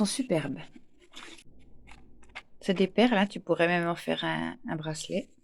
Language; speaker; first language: French; native; French